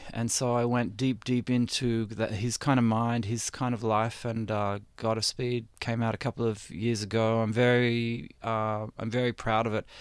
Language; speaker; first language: English; native; English